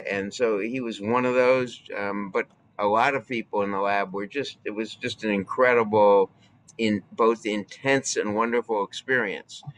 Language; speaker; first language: English; native; English